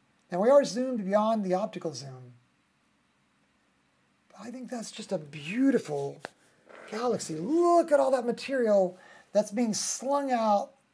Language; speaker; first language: English; native; English